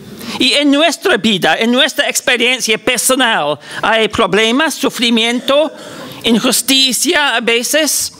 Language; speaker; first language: Spanish; non-native, fluent; English